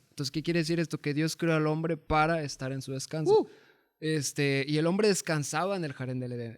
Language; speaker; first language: Spanish; native; Spanish